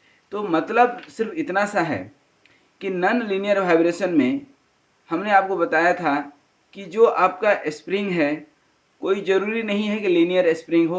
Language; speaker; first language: Hindi; native; Hindi